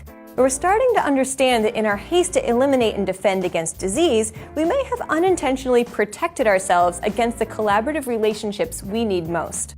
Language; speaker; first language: English; native; English